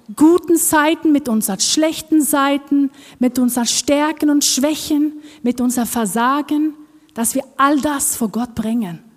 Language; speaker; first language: German; non-native, fluent; Norwegian